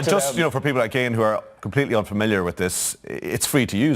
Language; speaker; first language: English; native; English